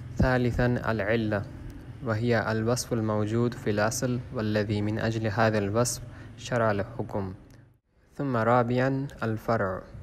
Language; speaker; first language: Arabic; non-native, fluent; Malay